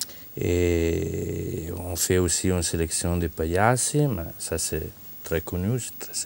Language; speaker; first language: French; non-native, fluent; Italian